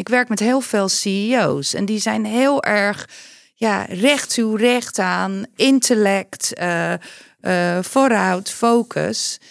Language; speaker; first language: Dutch; non-native, fluent; English